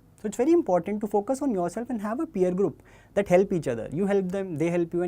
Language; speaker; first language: English; non-native, local second language; Hindi